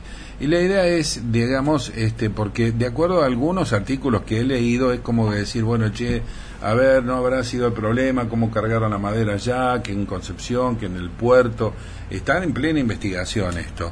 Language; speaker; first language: Spanish; native; Spanish